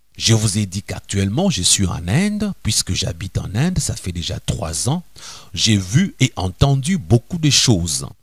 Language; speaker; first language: French; non-native, local second language; Lingala